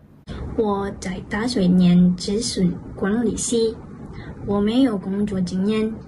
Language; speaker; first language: Chinese; non-native, learner; Malay